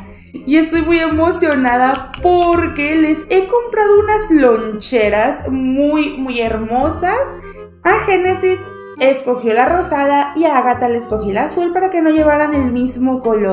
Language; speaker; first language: Spanish; native; Spanish